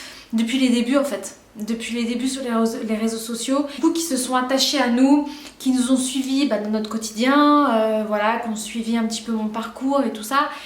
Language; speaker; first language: French; native; French